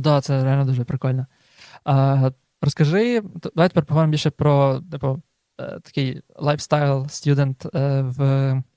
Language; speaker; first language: Ukrainian; native; Ukrainian